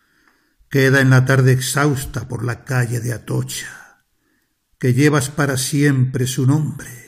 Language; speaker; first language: Spanish; native; Spanish